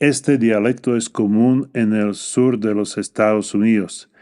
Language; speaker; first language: Spanish; non-native, fluent; English